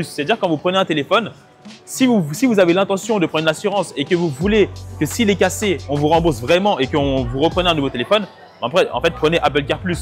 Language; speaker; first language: French; native; French